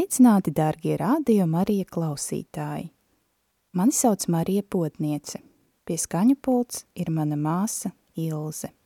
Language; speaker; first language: Latvian; native; Latvian